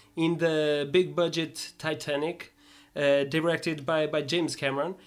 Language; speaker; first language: English; non-native, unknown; Portuguese